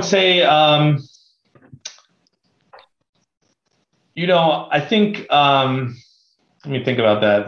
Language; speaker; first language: English; native; English